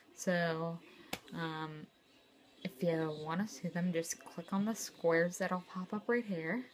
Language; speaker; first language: English; native; English